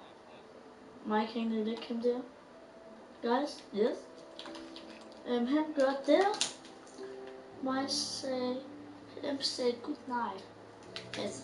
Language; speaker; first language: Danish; non-native, learner; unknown